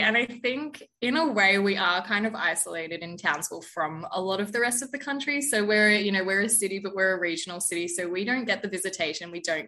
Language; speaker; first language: English; native; English